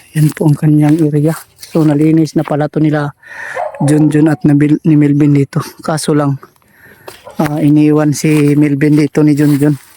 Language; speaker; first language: Filipino; non-native, local second language; Cebuano